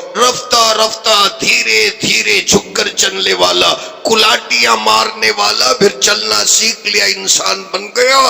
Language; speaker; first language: Urdu; native; Urdu